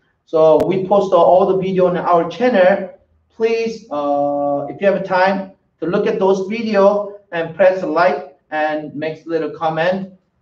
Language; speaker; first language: English; non-native, fluent; Korean